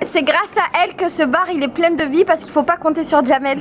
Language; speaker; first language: French; native; French